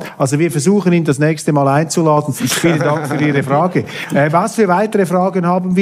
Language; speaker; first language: German; native; German